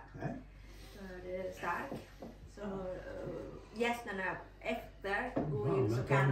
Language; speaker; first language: Swedish; non-native, learner; Vietnamese